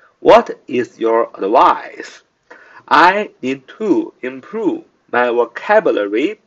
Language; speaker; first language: English; non-native, fluent; Chinese